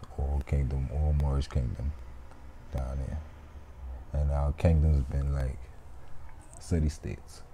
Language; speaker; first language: English; native; English